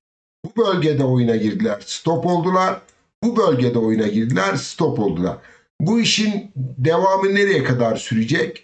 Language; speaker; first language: Turkish; native; Turkish